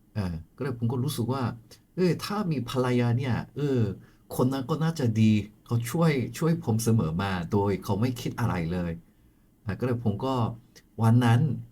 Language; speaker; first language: Thai; non-native, fluent; Korean